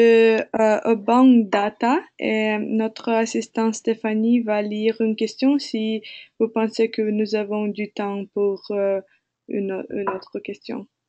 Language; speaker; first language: French; non-native, fluent; English